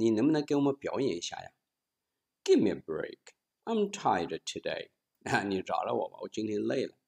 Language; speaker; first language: Chinese; native; Chinese